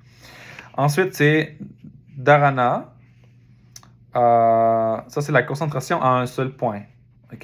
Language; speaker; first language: French; native; French